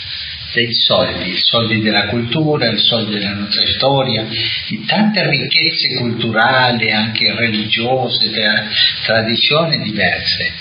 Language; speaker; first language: Italian; non-native, fluent; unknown